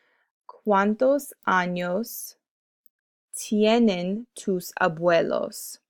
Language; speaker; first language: Spanish; non-native, fluent; English